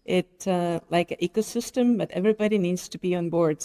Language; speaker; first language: English; non-native, fluent; Estonian